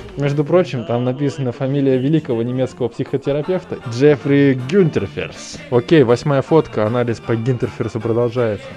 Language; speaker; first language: Russian; native; Russian